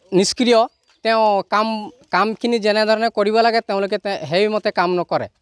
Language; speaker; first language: Assamese; non-native, local second language; Sadri